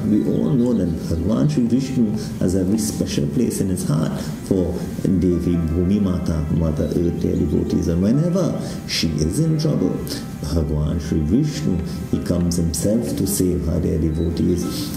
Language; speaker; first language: English; native; English